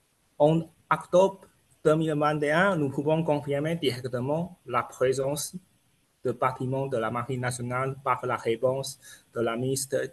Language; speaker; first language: French; non-native, fluent; Chinese